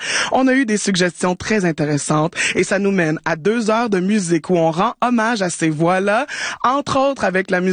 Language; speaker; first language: French; native; French